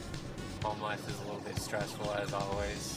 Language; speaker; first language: English; native; English